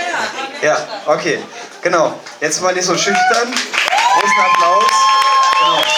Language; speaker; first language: German; native; German